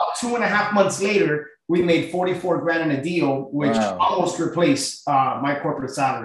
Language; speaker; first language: English; native; English